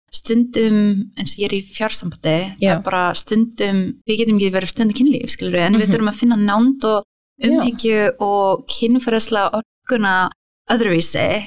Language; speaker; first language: Icelandic; early bilingual, heritage; English